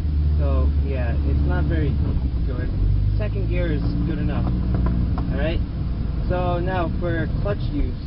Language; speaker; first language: English; native; English